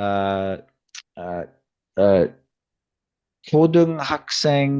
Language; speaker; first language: Korean; non-native, learner; English